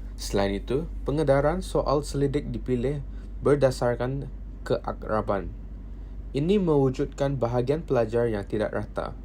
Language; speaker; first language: Malay; non-native, local second language; Chinese